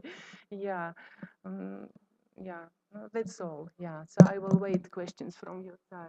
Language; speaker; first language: English; non-native, fluent; Russian